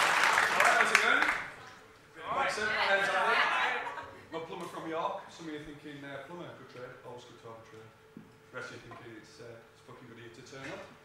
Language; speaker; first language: English; native; English